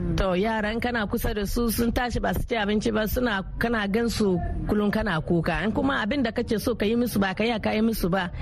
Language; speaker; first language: Hausa; non-native, local second language; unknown